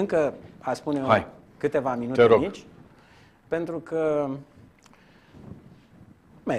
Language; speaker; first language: Romanian; native; Romanian